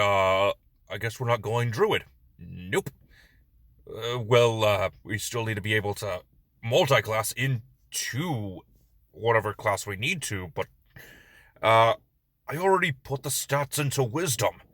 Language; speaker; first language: English; native; English